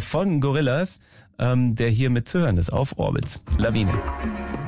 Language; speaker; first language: German; native; German